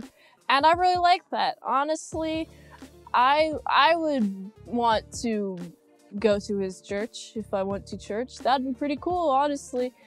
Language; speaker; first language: English; native; English